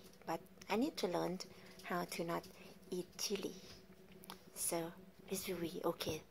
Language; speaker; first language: English; non-native, learner; Thai